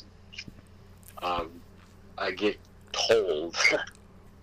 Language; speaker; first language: English; early bilingual, other home language; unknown